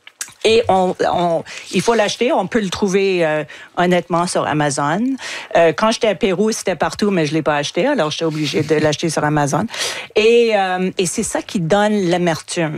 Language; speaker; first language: French; non-native, fluent; English